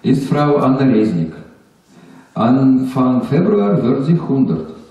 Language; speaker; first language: German; non-native, learner; Russian